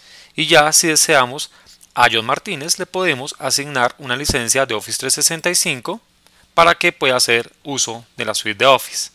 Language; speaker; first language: Spanish; native; Spanish